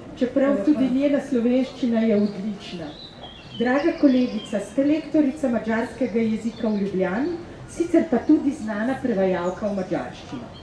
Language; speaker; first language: Slovenian; native; Slovenian